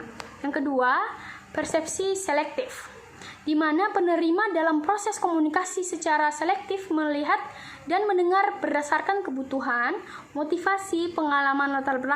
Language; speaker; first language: Indonesian; native; Indonesian